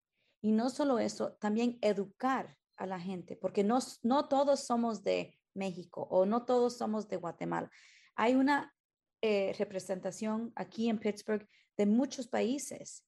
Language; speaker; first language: Spanish; early bilingual, heritage; Spanish